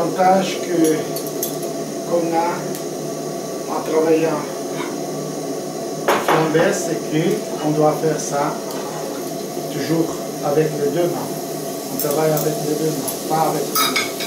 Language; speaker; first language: French; non-native, fluent; Portuguese